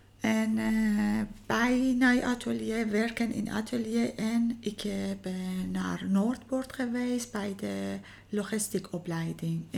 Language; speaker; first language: Dutch; non-native, learner; Persian